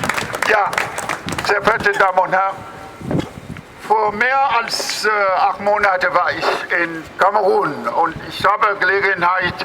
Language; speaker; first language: German; non-native, learner; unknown